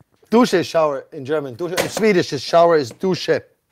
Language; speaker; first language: English; non-native, fluent; German